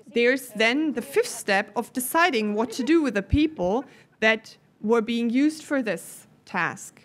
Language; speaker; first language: English; non-native, fluent; German